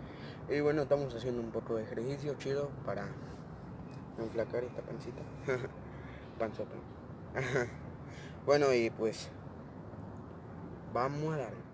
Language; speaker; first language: Spanish; native; Spanish